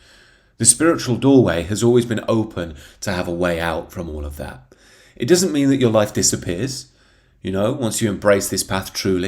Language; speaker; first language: English; native; English